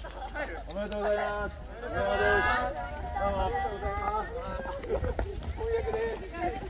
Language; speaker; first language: Japanese; native; Japanese